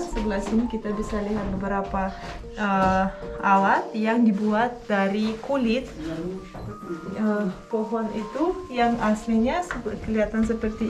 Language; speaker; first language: Indonesian; non-native, fluent; Russian